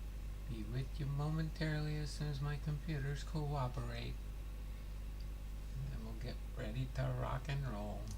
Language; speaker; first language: English; native; English